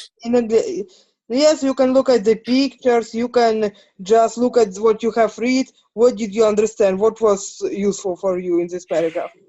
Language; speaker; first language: English; non-native, learner; Ukrainian